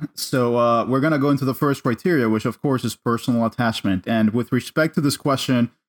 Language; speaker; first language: English; non-native, fluent; Spanish